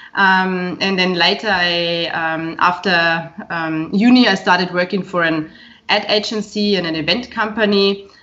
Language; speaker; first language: English; non-native, fluent; German